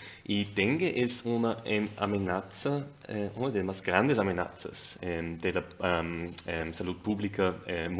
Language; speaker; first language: Spanish; non-native, fluent; German